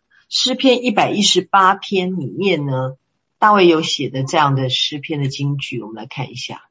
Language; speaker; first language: Chinese; native; Chinese